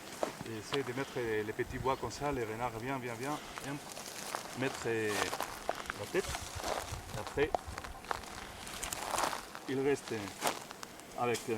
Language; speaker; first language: French; non-native, fluent; Spanish